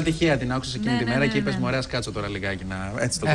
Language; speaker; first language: Greek; native; Greek